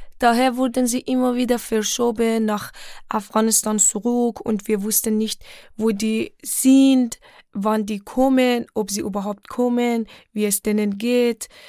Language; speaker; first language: German; non-native, fluent; Persian